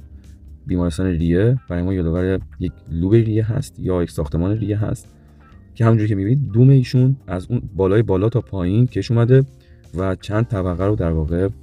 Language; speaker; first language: Persian; native; Persian